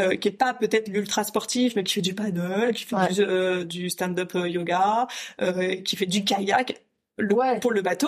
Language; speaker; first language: French; native; French